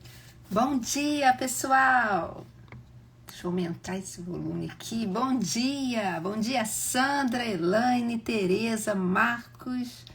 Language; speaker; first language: Portuguese; native; Portuguese